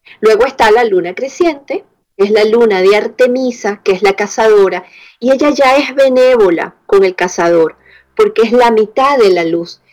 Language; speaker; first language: Spanish; native; Spanish